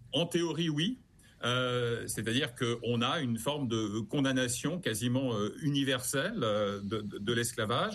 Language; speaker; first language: French; native; French